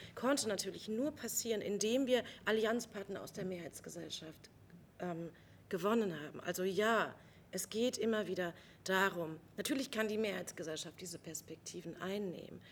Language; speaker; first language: German; native; German